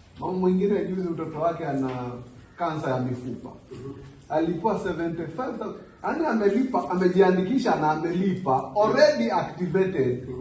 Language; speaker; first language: Swahili; non-native, local second language; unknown